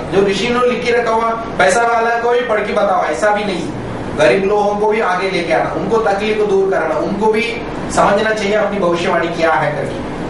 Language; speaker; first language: Hindi; non-native, local second language; Tamil